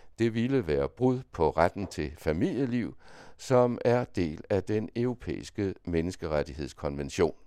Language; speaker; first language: Danish; native; Danish